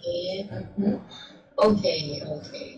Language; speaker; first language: English; non-native, learner; Thai